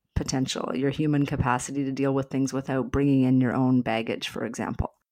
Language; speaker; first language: English; native; English